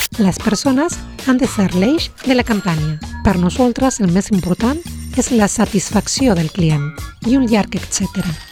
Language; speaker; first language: Catalan; non-native, fluent; Spanish